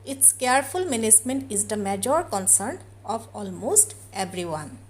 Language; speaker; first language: English; non-native, local second language; Assamese